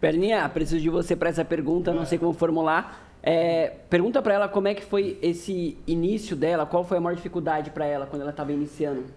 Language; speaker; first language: Portuguese; native; Portuguese